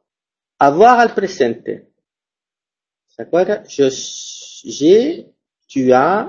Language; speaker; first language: French; non-native, fluent; Spanish